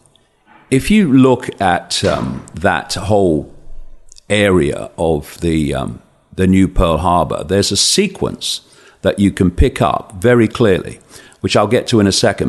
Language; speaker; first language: English; native; English